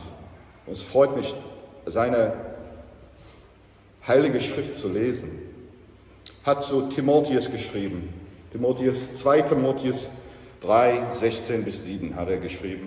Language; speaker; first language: German; non-native, fluent; English